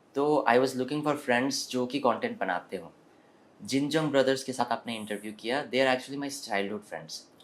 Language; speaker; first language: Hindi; early bilingual, other home language; Korean